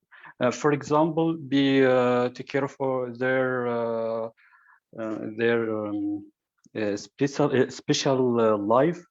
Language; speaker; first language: English; non-native, fluent; Arabic